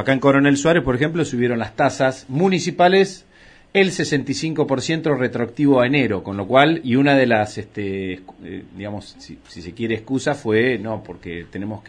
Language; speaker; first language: Spanish; native; Spanish